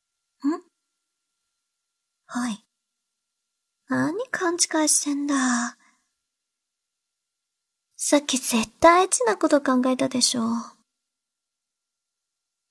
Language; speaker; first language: Japanese; non-native, learner; Chinese